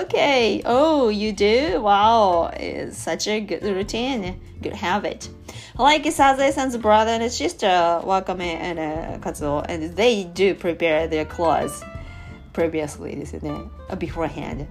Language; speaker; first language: English; non-native, learner; Japanese